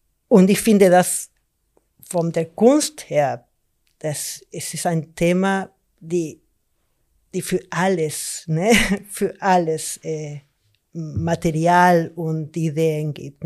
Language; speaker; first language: German; non-native, fluent; Spanish